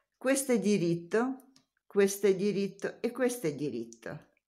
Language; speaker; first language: Italian; non-native, learner; Russian